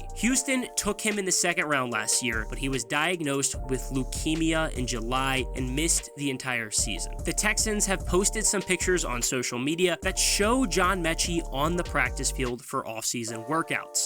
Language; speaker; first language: English; native; English